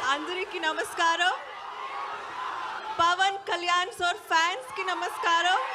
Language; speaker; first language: Telugu; non-native, learner; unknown